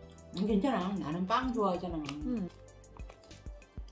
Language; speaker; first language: Korean; native; Korean